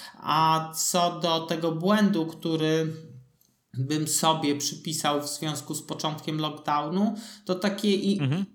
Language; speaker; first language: Polish; native; Polish